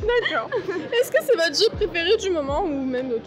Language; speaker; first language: French; native; French